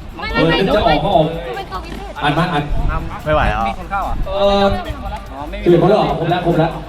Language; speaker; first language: Thai; native; Thai